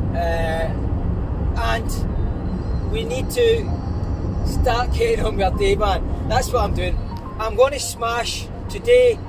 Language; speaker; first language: English; native; English